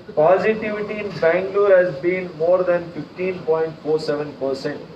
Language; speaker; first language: English; non-native, local second language; Kannada